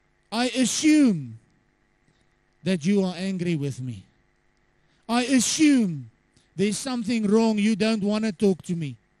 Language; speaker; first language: English; non-native, local second language; Afrikaans